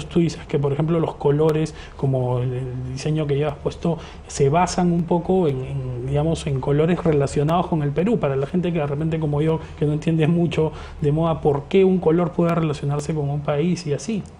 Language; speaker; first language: Spanish; native; Spanish